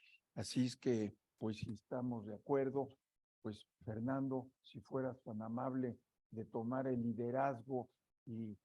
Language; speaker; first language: Spanish; native; Spanish